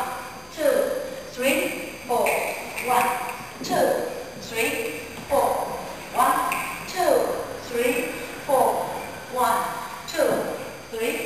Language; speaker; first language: English; non-native, learner; Chinese